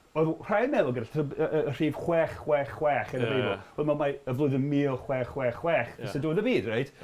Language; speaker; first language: Welsh; non-native, fluent; English